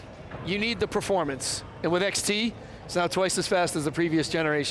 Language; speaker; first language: English; native; English